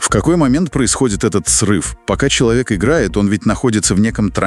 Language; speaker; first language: Russian; native; Russian